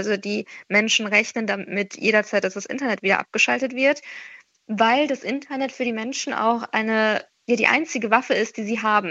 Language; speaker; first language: German; early bilingual, other home language; Persian